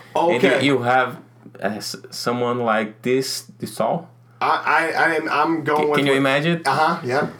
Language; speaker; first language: English; non-native, fluent; Portuguese